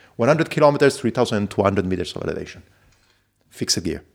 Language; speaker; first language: English; non-native, fluent; Italian